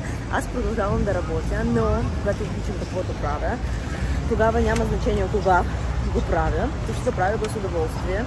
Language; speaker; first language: Bulgarian; non-native, fluent; Russian